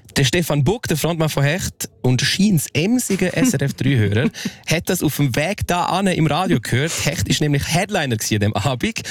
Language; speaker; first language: German; non-native, local second language; Romansh